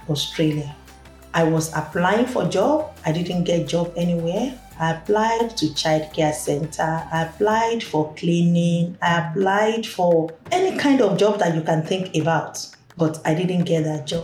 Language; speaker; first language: English; non-native, local second language; Yoruba